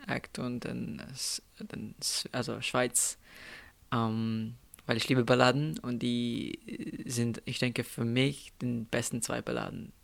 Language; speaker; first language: German; non-native, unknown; Slovenian